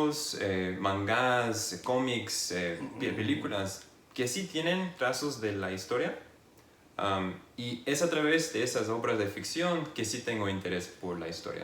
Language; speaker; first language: Spanish; non-native, fluent; English